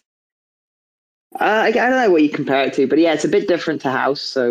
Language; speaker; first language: English; native; English